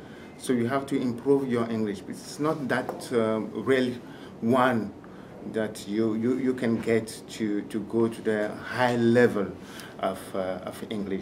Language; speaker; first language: English; non-native, fluent; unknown